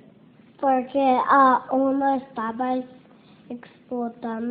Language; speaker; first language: Spanish; early bilingual, heritage; Spanish